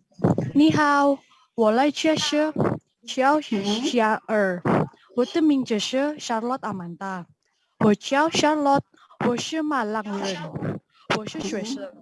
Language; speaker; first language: Chinese; non-native, learner; Indonesian